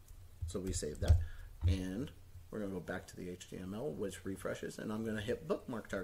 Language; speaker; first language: English; native; English